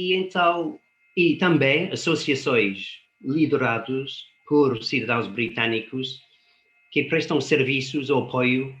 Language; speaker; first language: Portuguese; non-native, fluent; English